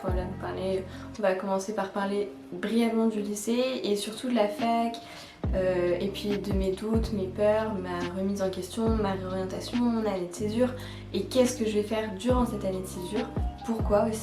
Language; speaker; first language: French; native; French